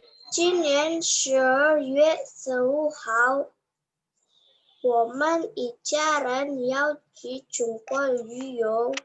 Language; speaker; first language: Chinese; non-native, learner; Indonesian